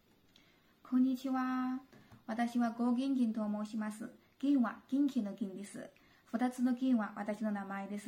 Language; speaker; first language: Japanese; non-native, fluent; Chinese